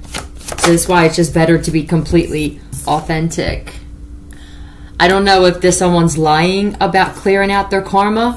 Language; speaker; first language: English; native; English